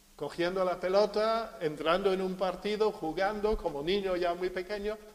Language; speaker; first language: Spanish; non-native, fluent; English